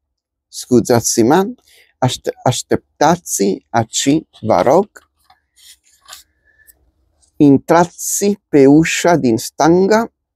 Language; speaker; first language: Romanian; non-native, learner; Spanish